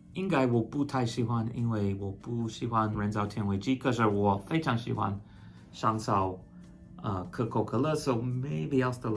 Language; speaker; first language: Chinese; non-native, fluent; English